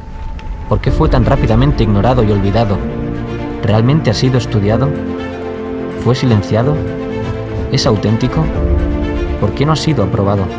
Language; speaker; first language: Spanish; native; Spanish